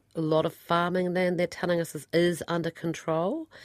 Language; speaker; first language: English; native; English